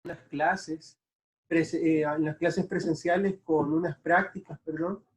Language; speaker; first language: Spanish; native; Spanish